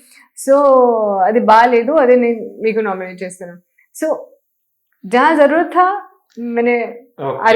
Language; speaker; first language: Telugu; non-native, learner; Hindi